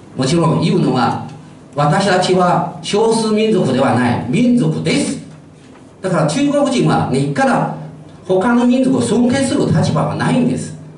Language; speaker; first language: Japanese; non-native, fluent; Chinese